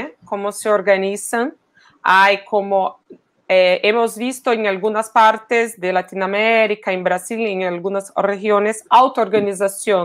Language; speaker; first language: Spanish; non-native, fluent; Portuguese